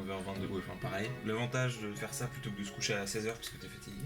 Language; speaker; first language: French; native; French